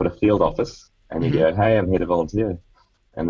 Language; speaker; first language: English; native; English